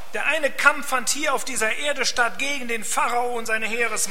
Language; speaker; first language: German; native; German